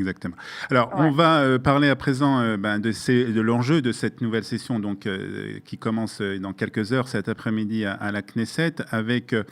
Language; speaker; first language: French; native; French